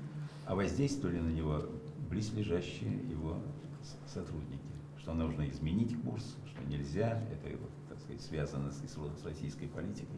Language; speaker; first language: Russian; native; Russian